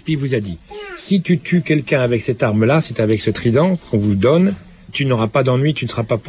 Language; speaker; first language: French; native; French